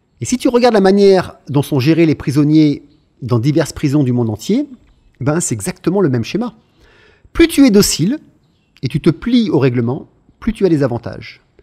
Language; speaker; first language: French; native; French